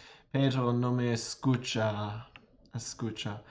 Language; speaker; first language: Spanish; non-native, learner; English